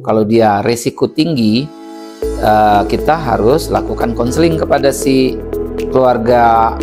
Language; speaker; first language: Indonesian; native; Indonesian